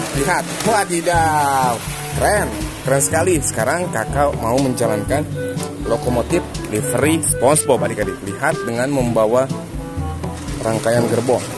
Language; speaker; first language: Indonesian; native; Indonesian